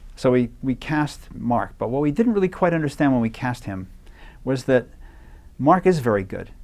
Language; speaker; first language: English; native; English